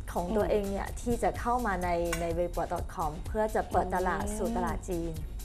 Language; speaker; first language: Thai; non-native, fluent; Chinese